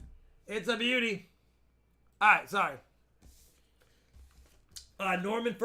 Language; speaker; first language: English; native; English